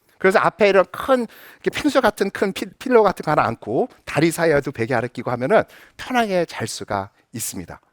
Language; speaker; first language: Korean; native; Korean